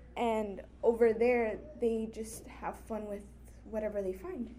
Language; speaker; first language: English; early bilingual, other home language; Spanish